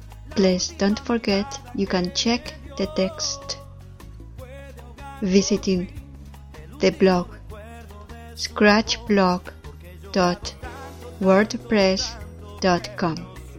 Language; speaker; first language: English; non-native, fluent; Spanish